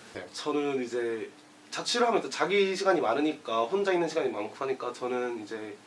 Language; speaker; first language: Korean; native; Korean